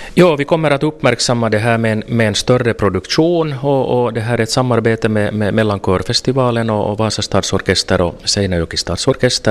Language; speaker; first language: Swedish; native; Swedish